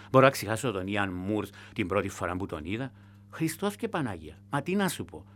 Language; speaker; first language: Greek; native; Greek